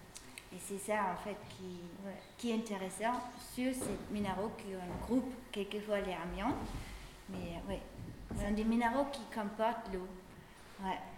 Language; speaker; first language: French; non-native, fluent; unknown